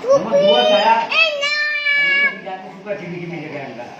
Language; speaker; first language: Indonesian; non-native, learner; Hindi